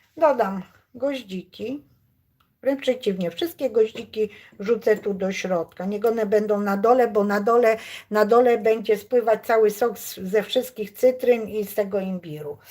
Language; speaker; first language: Polish; native; Polish